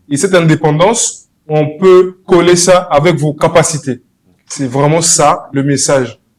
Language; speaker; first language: French; non-native, local second language; Lingala